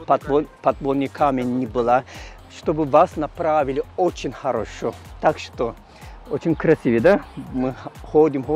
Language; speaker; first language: Russian; non-native, learner; Turkish